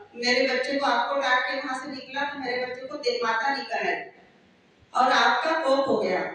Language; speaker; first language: Hindi; non-native, local second language; Marathi